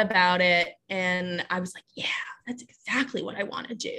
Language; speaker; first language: English; native; English